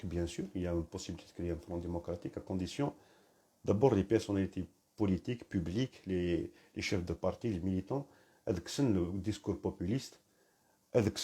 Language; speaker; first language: French; non-native, local second language; Kabyle